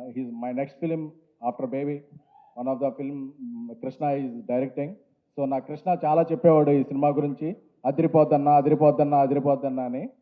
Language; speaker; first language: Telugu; native; Telugu